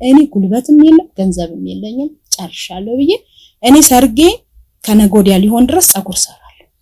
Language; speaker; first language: Amharic; native; Amharic